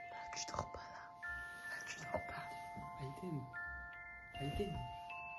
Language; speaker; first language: French; native; French